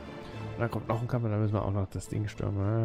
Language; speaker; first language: German; native; German